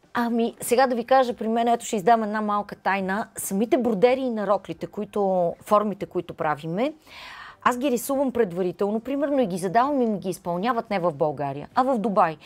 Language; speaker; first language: Bulgarian; native; Bulgarian